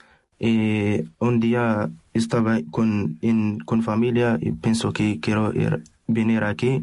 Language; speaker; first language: Spanish; non-native, learner; Arabic